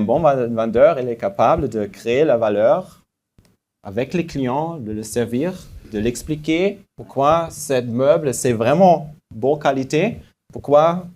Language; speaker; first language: French; non-native, fluent; German